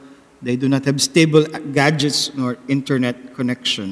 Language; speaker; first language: English; non-native, local second language; Bikol